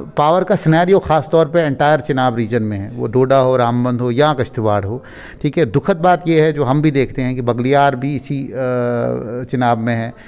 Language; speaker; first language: Hindi; non-native, local second language; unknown